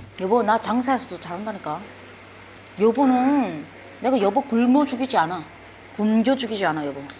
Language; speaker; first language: Korean; native; Korean